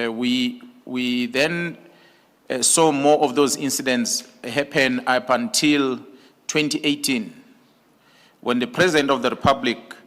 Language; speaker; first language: English; non-native, local second language; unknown